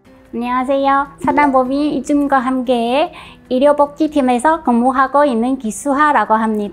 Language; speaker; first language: Korean; non-native, fluent; Chinese